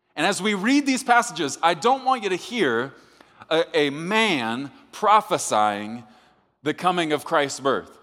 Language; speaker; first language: English; native; English